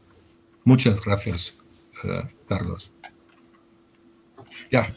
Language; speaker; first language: Spanish; non-native, fluent; German